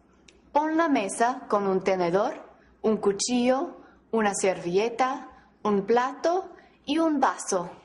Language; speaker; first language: Spanish; non-native, fluent; English